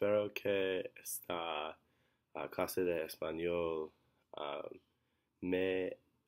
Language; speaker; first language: Spanish; non-native, learner; English